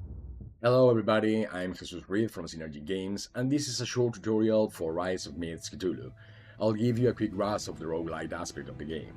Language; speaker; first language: English; non-native, fluent; Spanish